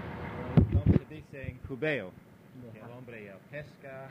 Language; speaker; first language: Spanish; non-native, learner; English